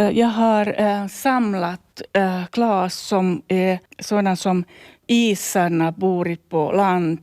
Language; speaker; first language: Swedish; non-native, local second language; Finnish